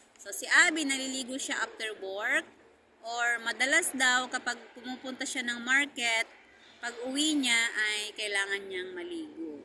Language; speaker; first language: Filipino; native; Filipino